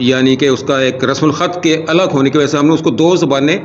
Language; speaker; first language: Urdu; non-native, local second language; Punjabi